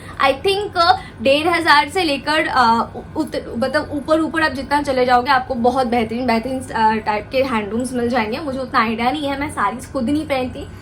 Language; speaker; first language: Hindi; non-native, local second language; Bangla